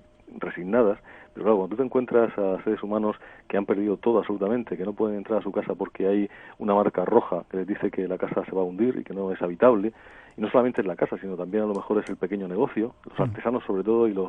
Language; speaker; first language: Spanish; native; Spanish